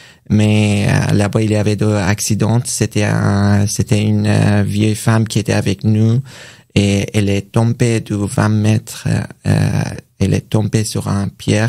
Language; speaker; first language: French; non-native, learner; Persian